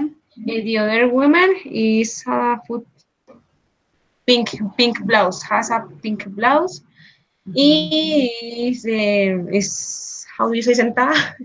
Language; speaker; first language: English; non-native, learner; Spanish